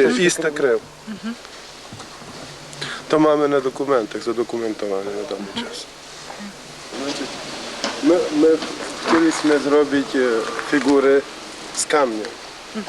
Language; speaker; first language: Polish; non-native, learner; Ukrainian